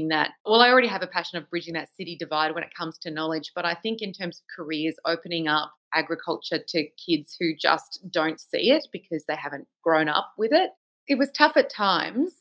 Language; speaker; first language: English; native; English